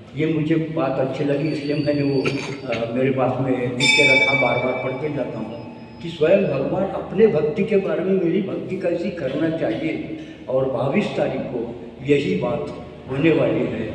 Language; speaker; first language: Hindi; non-native, local second language; Marathi